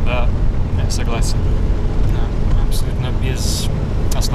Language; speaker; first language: Russian; non-native, learner; English